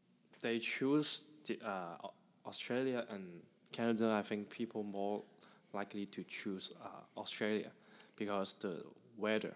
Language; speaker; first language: English; non-native, learner; Chinese